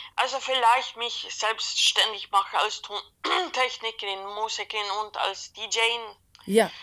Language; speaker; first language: German; non-native, fluent; Swedish